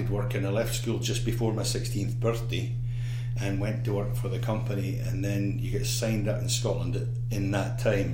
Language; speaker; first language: English; native; English